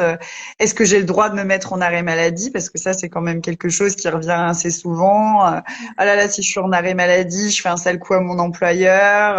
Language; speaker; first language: French; native; French